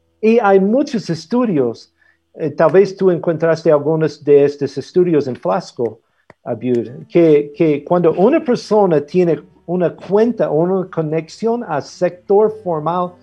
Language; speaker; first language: Spanish; non-native, fluent; English